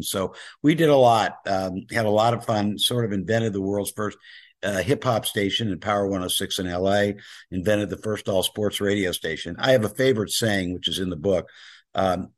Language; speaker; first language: English; native; English